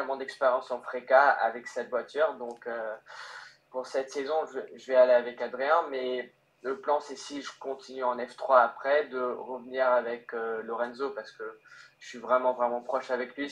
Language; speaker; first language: French; early bilingual, heritage; French